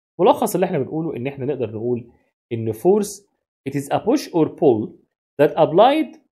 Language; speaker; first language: Arabic; native; Arabic